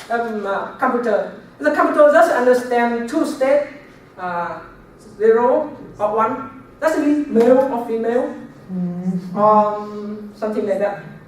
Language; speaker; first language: English; non-native, learner; Vietnamese